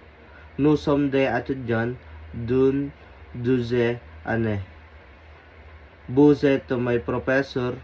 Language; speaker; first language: French; non-native, learner; Filipino